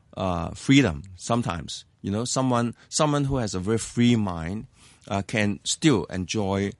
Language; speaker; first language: English; non-native, local second language; Cantonese